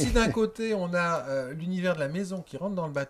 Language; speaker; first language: French; native; French